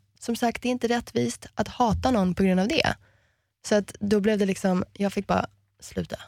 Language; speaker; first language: Swedish; early bilingual, heritage; Swedish